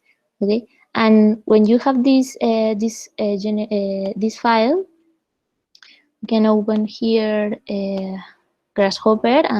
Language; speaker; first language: English; non-native, fluent; Spanish